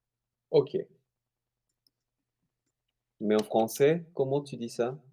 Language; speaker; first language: French; non-native, fluent; Spanish